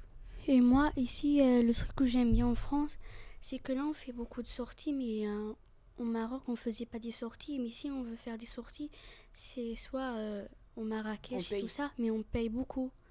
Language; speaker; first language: French; early bilingual, other home language; Arabic